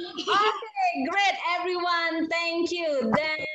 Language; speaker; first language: English; non-native, fluent; Indonesian